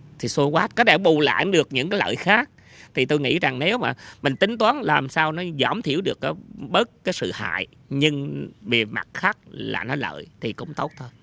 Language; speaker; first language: Vietnamese; native; Vietnamese